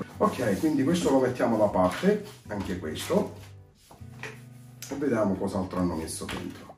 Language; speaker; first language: Italian; native; Italian